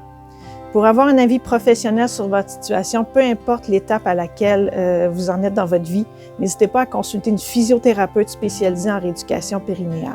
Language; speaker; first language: French; native; French